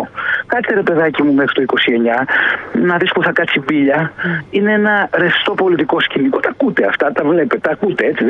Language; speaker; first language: Greek; native; Greek